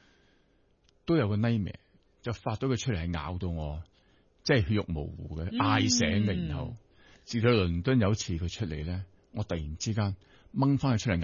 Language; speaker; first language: Cantonese; non-native, local second language; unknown